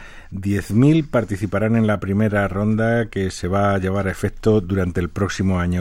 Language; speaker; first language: Spanish; native; Spanish